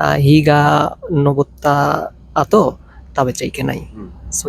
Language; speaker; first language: Japanese; non-native, learner; Bangla